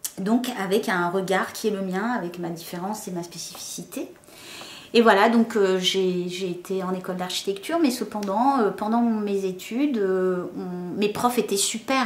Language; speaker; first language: French; early bilingual, other home language; Kabyle